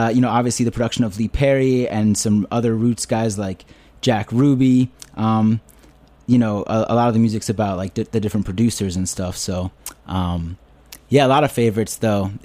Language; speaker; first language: English; native; English